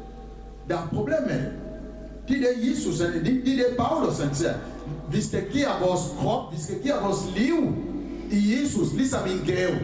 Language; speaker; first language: Danish; non-native, fluent; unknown